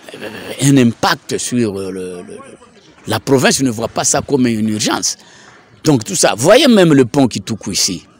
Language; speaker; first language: French; non-native, local second language; Swahili